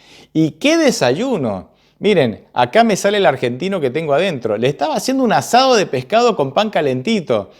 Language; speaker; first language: Spanish; native; Spanish